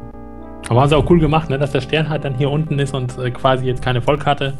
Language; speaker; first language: German; native; German